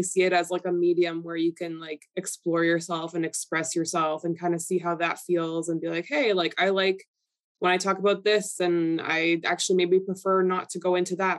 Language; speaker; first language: English; early bilingual, other home language; Polish